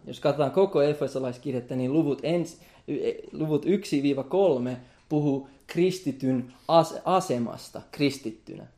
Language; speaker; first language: Finnish; non-native, local second language; Swedish